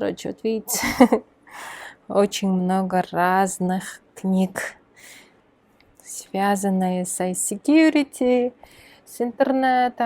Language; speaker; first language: Russian; non-native, local second language; Kyrgyz